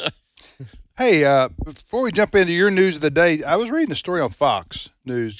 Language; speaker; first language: English; native; English